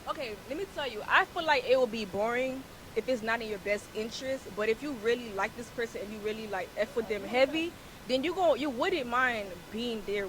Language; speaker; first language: English; native; English